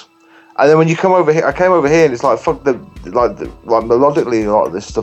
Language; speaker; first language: English; native; English